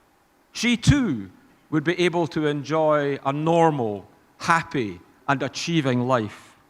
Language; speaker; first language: English; native; English